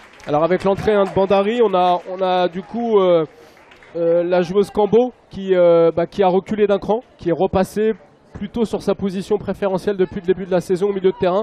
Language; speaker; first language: French; native; French